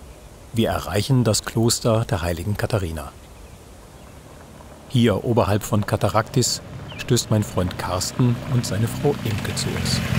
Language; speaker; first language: German; native; German